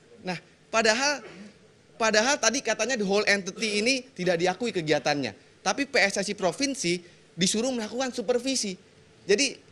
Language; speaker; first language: Indonesian; native; Indonesian